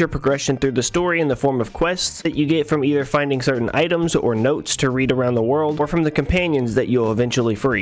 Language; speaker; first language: English; native; English